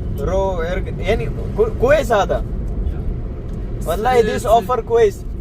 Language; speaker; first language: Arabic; non-native, learner; Hindi